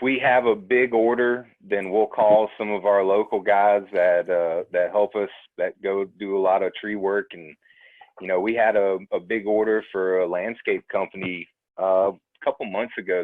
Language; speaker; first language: English; native; English